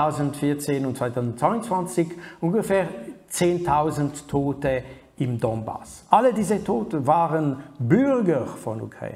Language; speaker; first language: German; non-native, fluent; French